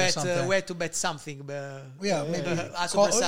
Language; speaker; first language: English; non-native, learner; Italian